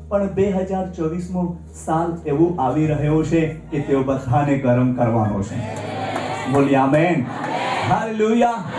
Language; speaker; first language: Gujarati; non-native, local second language; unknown